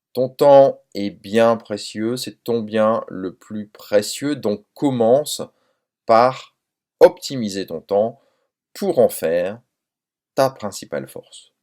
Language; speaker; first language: French; native; French